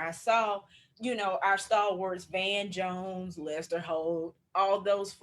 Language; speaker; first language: English; native; English